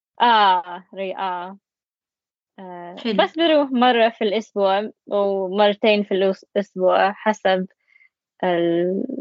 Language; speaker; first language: Arabic; non-native, learner; English